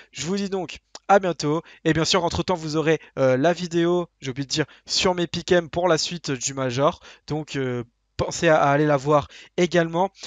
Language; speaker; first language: French; native; French